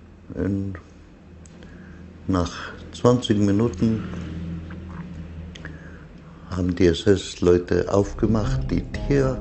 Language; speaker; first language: German; non-native, fluent; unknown